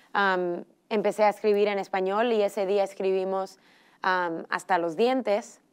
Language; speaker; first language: Spanish; early bilingual, heritage; Spanish